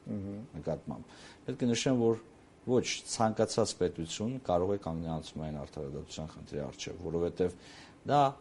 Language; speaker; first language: Armenian; native; Armenian